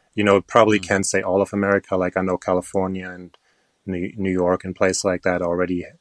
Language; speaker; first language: English; non-native, fluent; German